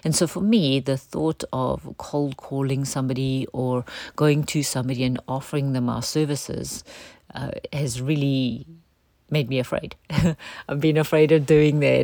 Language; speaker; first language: English; native; English